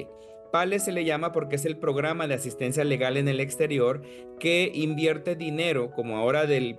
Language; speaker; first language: Spanish; native; Spanish